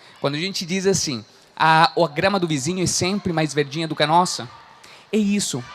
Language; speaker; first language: Portuguese; non-native, fluent; Spanish